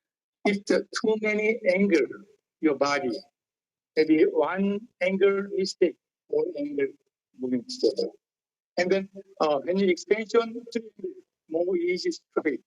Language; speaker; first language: English; non-native, learner; Korean